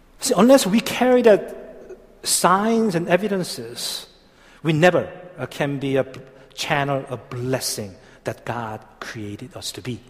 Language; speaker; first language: English; non-native, fluent; Korean